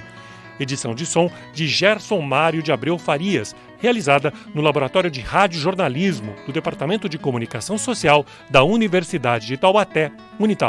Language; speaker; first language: Portuguese; native; Portuguese